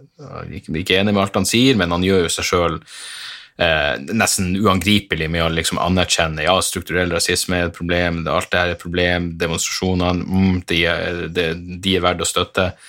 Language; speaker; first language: Norwegian; native; Norwegian